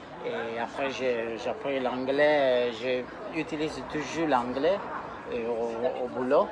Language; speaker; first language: French; non-native, fluent; Italian